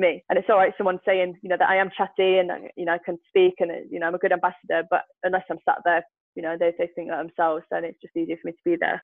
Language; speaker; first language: English; native; English